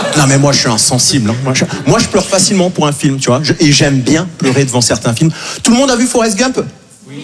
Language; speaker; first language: French; native; French